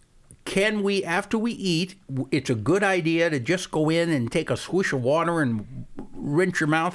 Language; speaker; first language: English; native; English